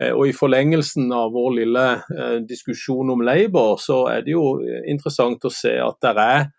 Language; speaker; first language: Norwegian; native; Norwegian